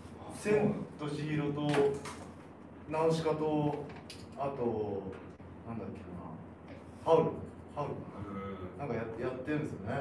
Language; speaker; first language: Japanese; native; Japanese